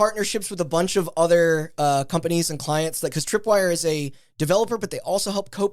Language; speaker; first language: English; native; English